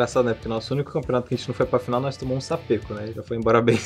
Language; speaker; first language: Portuguese; native; Portuguese